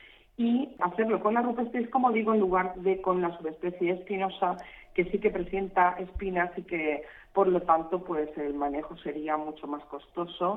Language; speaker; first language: Spanish; native; Spanish